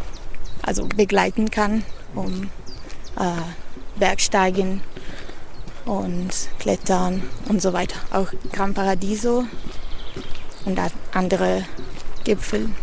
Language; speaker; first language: German; non-native, fluent; Italian